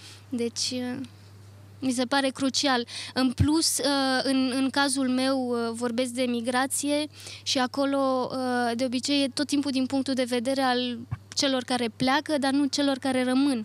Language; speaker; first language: Romanian; early bilingual, other home language; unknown